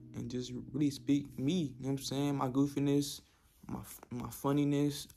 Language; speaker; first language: English; native; English